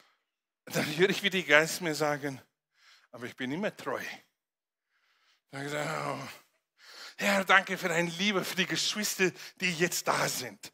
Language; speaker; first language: German; non-native, fluent; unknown